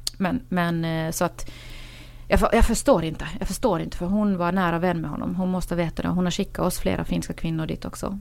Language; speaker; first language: Swedish; native; Swedish